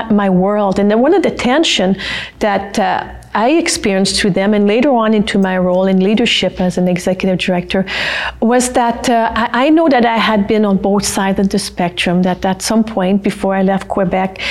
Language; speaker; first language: English; non-native, fluent; French